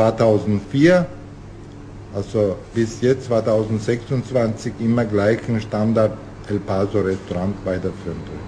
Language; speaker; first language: German; non-native, learner; Turkish